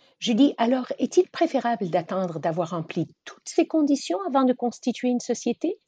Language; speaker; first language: French; native; French